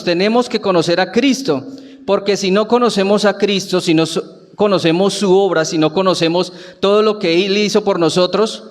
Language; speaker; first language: Spanish; native; Spanish